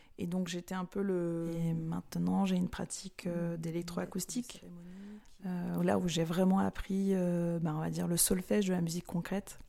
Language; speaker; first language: French; native; French